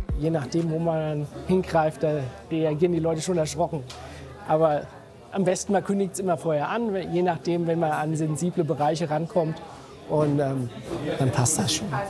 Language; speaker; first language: German; native; German